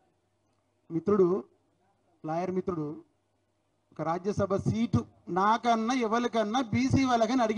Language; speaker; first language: Telugu; native; Telugu